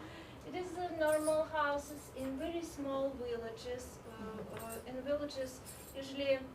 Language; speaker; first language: English; non-native, learner; Russian